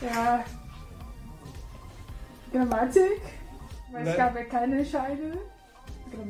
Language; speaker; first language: German; non-native, learner; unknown